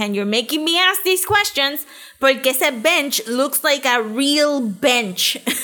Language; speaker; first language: English; non-native, local second language; Spanish